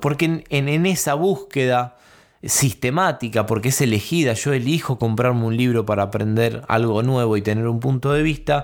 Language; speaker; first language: Spanish; native; Spanish